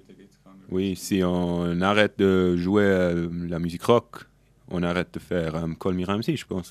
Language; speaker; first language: French; non-native, local second language; German